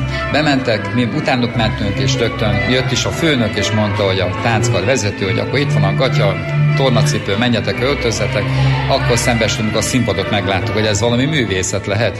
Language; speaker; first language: Hungarian; native; Hungarian